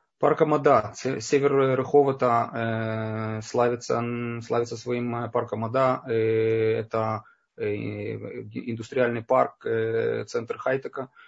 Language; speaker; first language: Russian; native; Russian